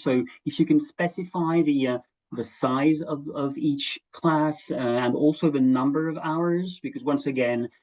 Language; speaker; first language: English; non-native, fluent; French